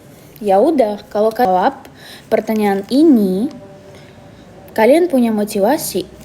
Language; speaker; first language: Indonesian; non-native, fluent; Russian